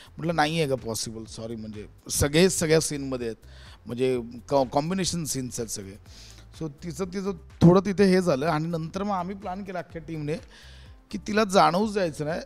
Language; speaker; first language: Marathi; native; Marathi